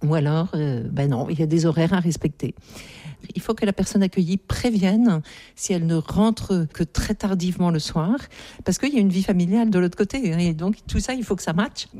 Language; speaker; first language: French; native; French